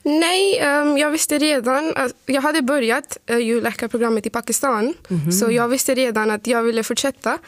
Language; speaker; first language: Swedish; non-native, fluent; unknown